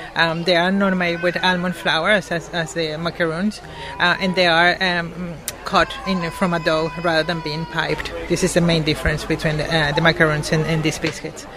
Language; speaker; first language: English; non-native, fluent; Spanish